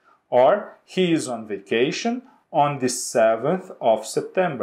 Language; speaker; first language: English; non-native, fluent; Portuguese